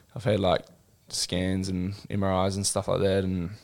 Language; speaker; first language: English; native; English